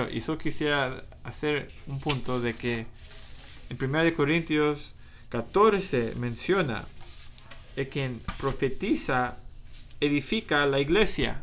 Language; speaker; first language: Spanish; non-native, fluent; English